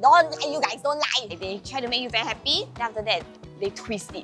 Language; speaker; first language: English; native; English